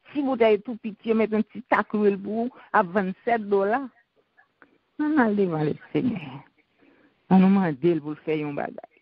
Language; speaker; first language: French; non-native, local second language; Haitian Creole